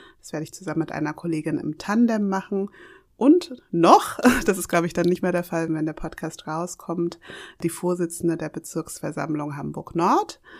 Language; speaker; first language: German; early bilingual, other home language; Yoruba